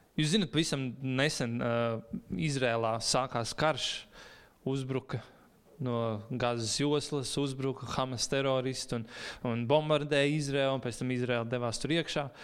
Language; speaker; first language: Latvian; native; Latvian